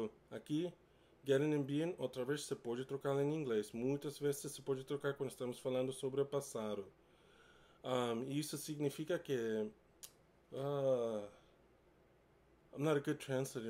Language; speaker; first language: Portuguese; non-native, learner; English